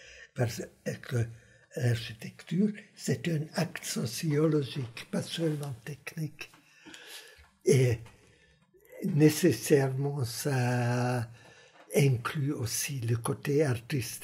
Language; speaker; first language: French; non-native, fluent; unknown